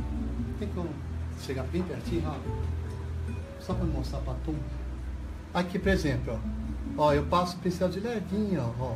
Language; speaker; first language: Portuguese; native; Portuguese